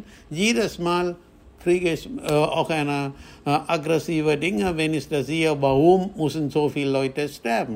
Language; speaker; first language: German; non-native, fluent; Tamil